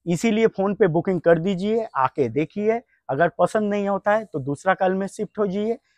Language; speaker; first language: Hindi; non-native, local second language; Bangla